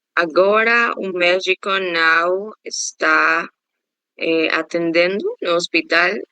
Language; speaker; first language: Portuguese; non-native, learner; Spanish